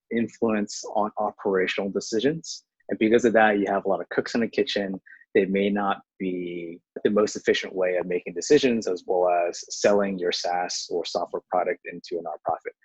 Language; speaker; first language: English; early bilingual, other home language; Chinese